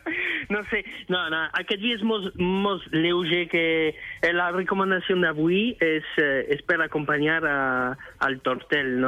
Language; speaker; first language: Catalan; non-native, fluent; French